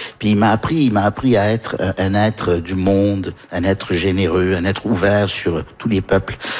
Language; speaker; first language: French; early bilingual, heritage; French